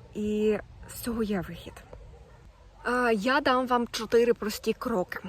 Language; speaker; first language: Ukrainian; non-native, local second language; Russian